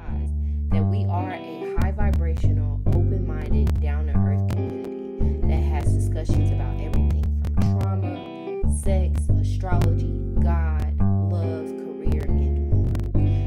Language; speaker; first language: English; native; English